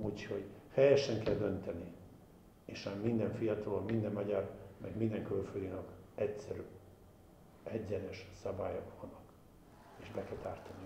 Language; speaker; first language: Hungarian; non-native, fluent; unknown